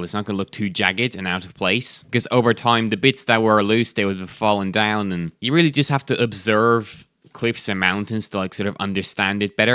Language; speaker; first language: English; native; English